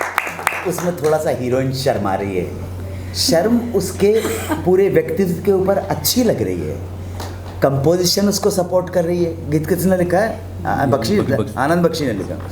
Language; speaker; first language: Hindi; native; Hindi